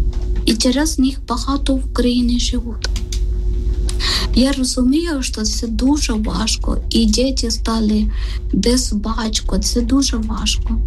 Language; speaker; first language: Ukrainian; non-native, learner; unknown